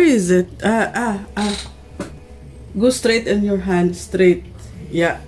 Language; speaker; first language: English; non-native, local second language; Filipino